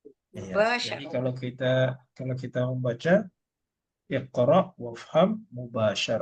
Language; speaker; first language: Malay; native; Malay